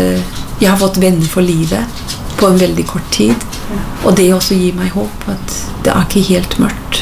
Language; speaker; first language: Norwegian; non-native, fluent; English